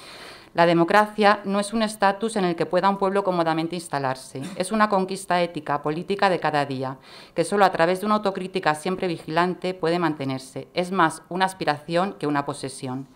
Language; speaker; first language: Spanish; native; Spanish